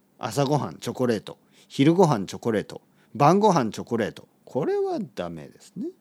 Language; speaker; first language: Japanese; native; Japanese